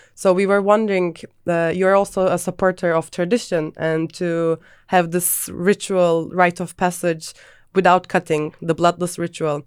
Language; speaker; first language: English; non-native, fluent; Turkish